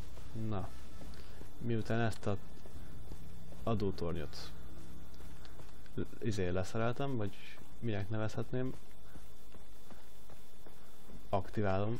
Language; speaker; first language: Hungarian; native; Hungarian